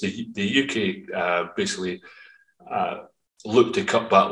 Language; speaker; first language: English; native; English